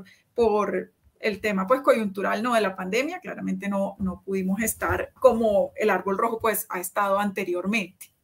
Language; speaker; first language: Spanish; native; Spanish